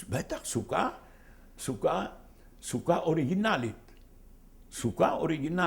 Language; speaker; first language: Hebrew; non-native, fluent; Ladino